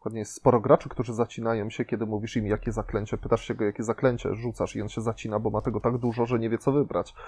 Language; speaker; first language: Polish; native; Polish